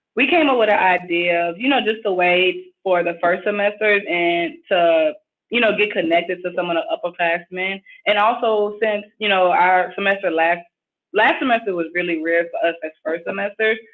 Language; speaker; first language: English; native; English